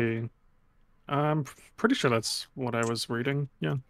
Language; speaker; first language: English; native; English